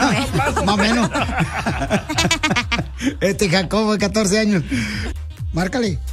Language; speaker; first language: Spanish; native; Spanish